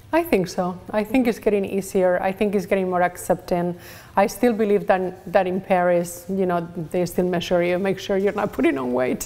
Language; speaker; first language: English; non-native, fluent; Spanish